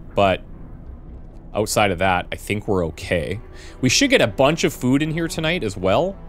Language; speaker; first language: English; native; English